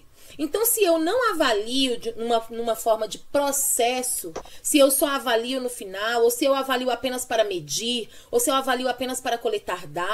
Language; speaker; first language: Portuguese; native; Portuguese